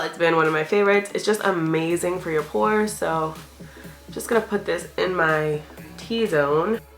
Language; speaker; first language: English; native; English